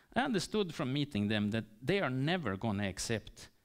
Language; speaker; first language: English; non-native, fluent; Swedish